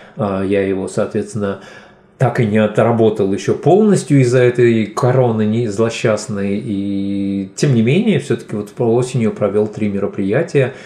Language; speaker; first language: Russian; non-native, local second language; Tajik